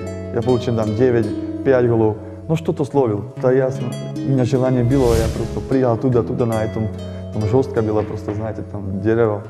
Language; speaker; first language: Russian; non-native, learner; Slovak